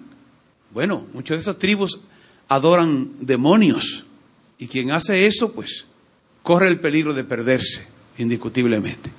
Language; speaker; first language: Spanish; native; Spanish